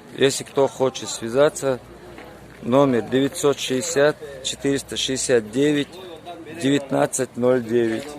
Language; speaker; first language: Russian; non-native, local second language; Chechen